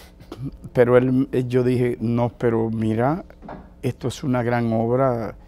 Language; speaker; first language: Spanish; native; Spanish